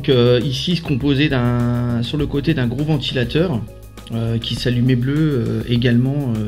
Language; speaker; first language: French; native; French